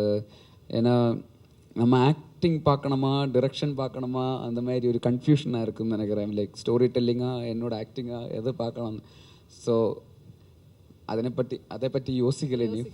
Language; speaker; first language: Tamil; non-native, learner; Malayalam